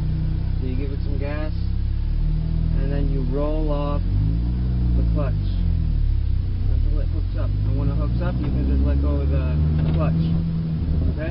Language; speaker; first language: English; native; English